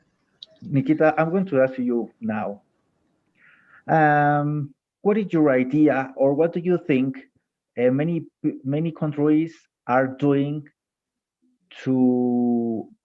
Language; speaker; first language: English; non-native, fluent; Spanish